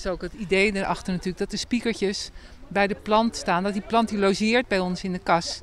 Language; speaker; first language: Dutch; native; Dutch